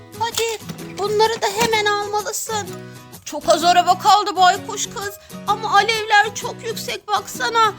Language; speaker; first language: Turkish; native; Turkish